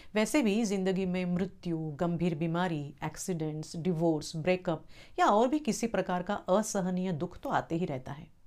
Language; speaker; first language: Hindi; non-native, local second language; Marathi